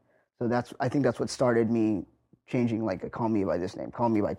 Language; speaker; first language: English; native; English